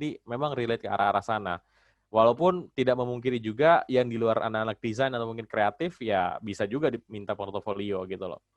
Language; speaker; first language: Indonesian; native; Indonesian